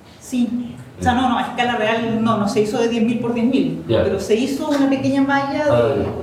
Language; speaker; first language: Spanish; native; Spanish